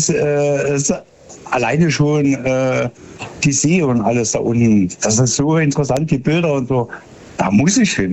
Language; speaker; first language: German; native; German